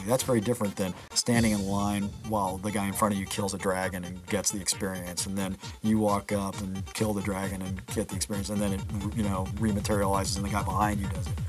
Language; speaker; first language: English; native; English